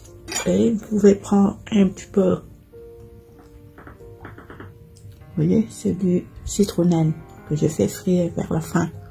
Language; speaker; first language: French; non-native, fluent; Vietnamese